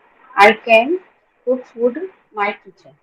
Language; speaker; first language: English; non-native, learner; Hindi